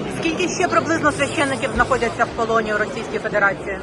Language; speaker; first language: Ukrainian; native; Ukrainian